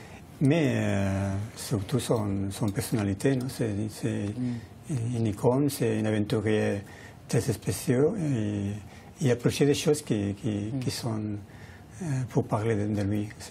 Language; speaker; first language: French; non-native, learner; Spanish